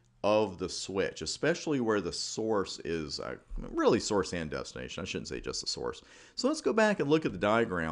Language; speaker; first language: English; native; English